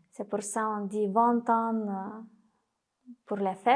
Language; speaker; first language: French; non-native, fluent; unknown